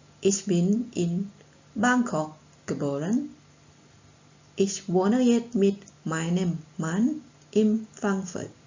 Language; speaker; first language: German; non-native, learner; Thai